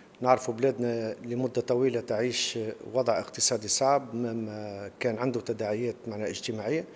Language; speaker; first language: Arabic; native; Arabic